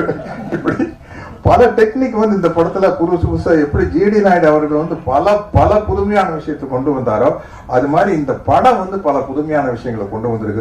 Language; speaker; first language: Tamil; native; Tamil